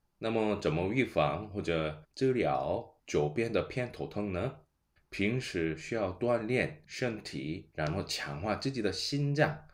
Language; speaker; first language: Chinese; non-native, fluent; Korean